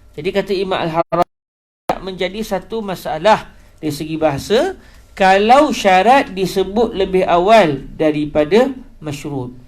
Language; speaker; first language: Malay; native; Malay